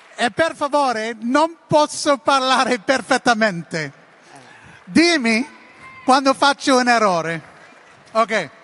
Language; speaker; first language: Italian; non-native, learner; English